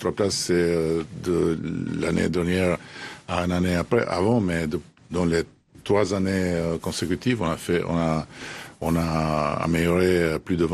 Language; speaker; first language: French; non-native, fluent; Albanian